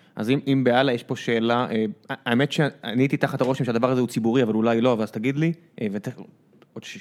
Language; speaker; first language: Hebrew; native; Hebrew